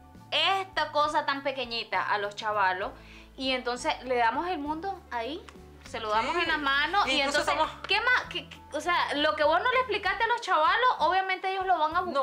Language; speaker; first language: Spanish; native; Spanish